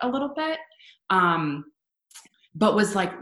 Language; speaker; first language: English; native; English